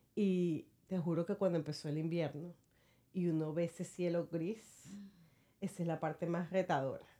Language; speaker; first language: Spanish; native; Spanish